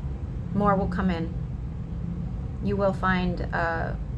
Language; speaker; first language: English; native; English